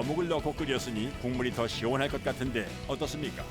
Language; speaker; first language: Korean; native; Korean